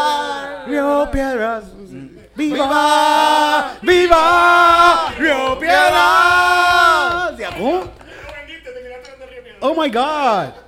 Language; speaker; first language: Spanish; native; Spanish